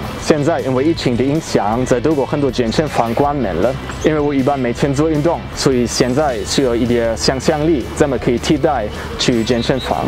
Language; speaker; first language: Chinese; non-native, fluent; German